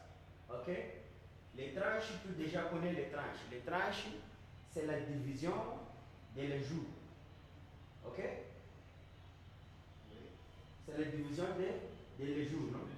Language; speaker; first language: French; non-native, learner; Portuguese